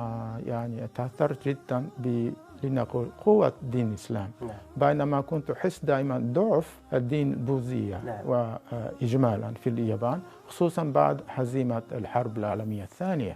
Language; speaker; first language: Arabic; non-native, fluent; Japanese